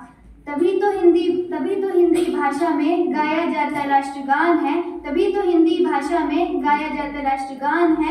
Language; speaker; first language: Hindi; native; Hindi